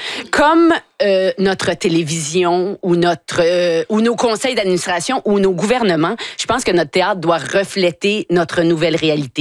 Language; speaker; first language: French; native; French